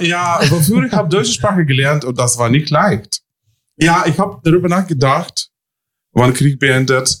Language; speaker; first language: German; non-native, learner; Ukrainian